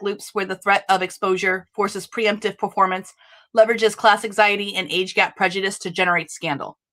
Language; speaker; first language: English; native; English